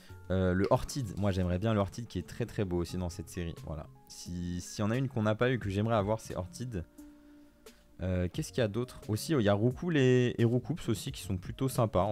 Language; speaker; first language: French; native; French